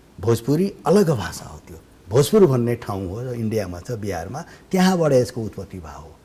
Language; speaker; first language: Nepali; non-native, local second language; Bhojpuri